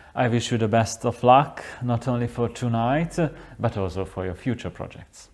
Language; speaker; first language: English; non-native, fluent; Hungarian